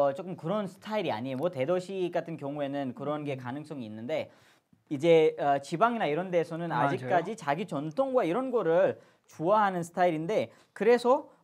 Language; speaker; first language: Korean; non-native, fluent; Urdu